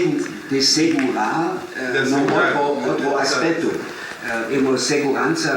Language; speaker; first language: Portuguese; non-native, fluent; German